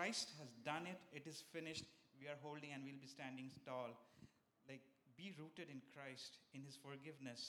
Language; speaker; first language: English; non-native, local second language; Bangla